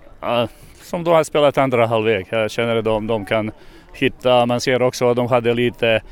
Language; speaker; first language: Swedish; non-native, fluent; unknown